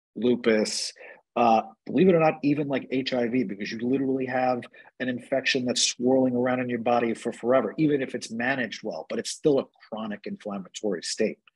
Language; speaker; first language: English; native; English